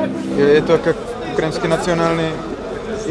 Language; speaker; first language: Russian; non-native, learner; Czech